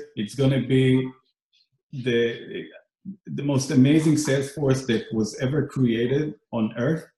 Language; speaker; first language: English; non-native, fluent; Hebrew